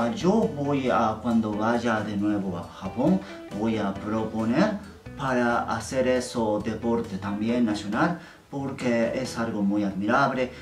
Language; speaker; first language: Spanish; non-native, learner; Japanese